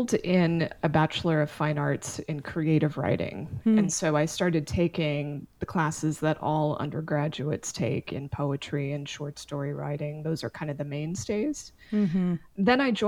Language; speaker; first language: English; native; English